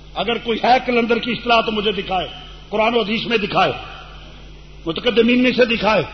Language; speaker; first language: Urdu; non-native, local second language; Punjabi